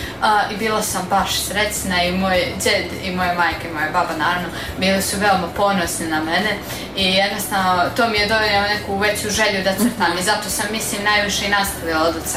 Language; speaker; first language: Serbian; native; Serbian